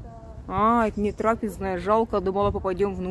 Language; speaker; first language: Russian; native; Russian